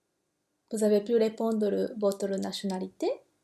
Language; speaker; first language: French; non-native, fluent; Japanese